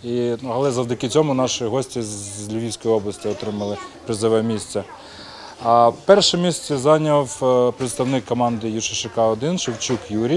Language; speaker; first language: Ukrainian; native; Ukrainian